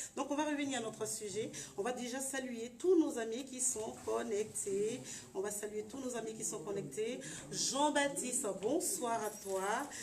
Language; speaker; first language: French; native; French